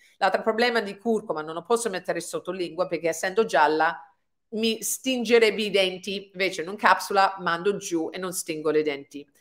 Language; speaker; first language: Italian; non-native, fluent; English